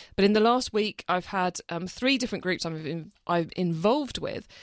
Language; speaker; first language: English; native; English